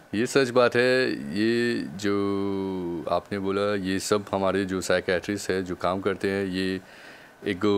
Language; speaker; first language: Hindi; non-native, local second language; Bhojpuri